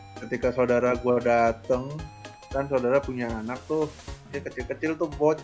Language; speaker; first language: Indonesian; native; Indonesian